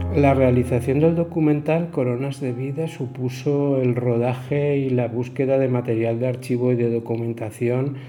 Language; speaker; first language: Spanish; native; Spanish